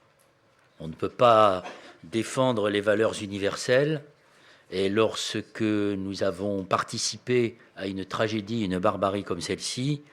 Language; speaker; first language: French; native; French